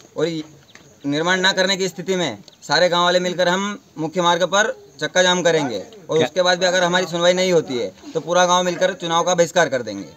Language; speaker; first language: Hindi; native; Hindi